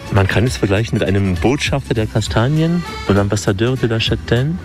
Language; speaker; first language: German; native; German